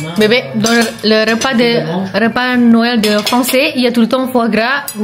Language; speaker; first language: French; non-native, learner; Indonesian